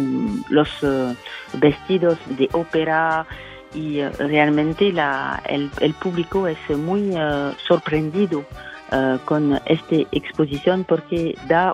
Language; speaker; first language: Spanish; non-native, fluent; French